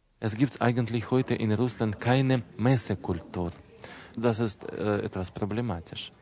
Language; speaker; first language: German; non-native, learner; Russian